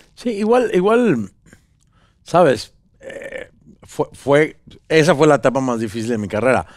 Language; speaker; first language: Spanish; native; Spanish